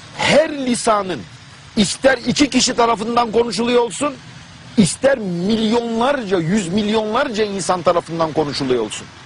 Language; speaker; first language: Turkish; non-native, fluent; German